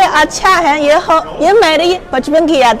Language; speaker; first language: Hindi; non-native, learner; Chinese